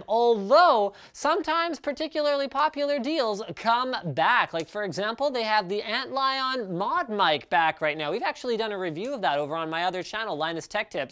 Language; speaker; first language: English; native; English